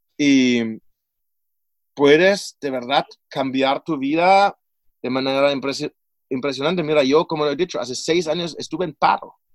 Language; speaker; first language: Spanish; non-native, fluent; German